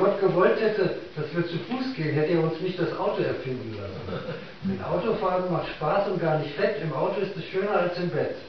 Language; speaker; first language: German; native; German